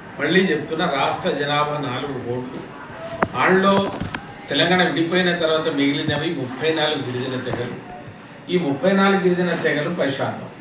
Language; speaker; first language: Telugu; non-native, local second language; Lambadi